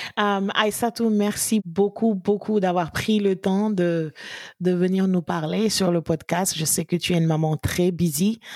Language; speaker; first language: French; non-native, local second language; Wolof